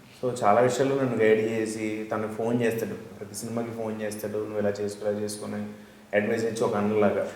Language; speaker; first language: Telugu; native; Telugu